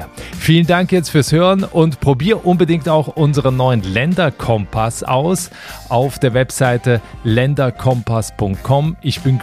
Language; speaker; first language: German; native; German